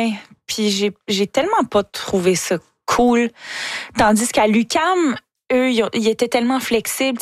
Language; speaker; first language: French; native; French